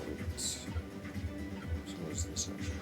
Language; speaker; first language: English; native; English